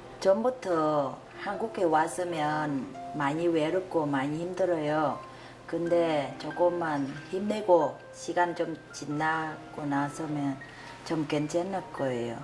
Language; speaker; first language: Korean; non-native, learner; Vietnamese